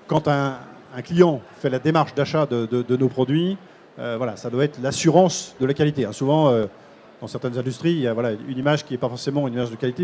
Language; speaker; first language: French; native; French